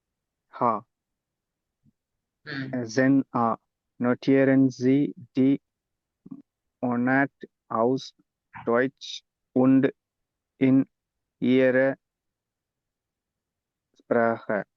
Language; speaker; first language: German; non-native, learner; Tamil